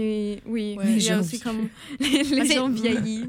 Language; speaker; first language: French; non-native, fluent; German